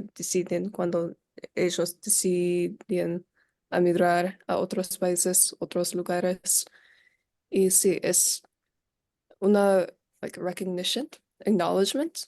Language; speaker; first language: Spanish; non-native, learner; English